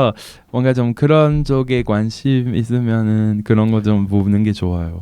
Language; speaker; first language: Korean; non-native, fluent; French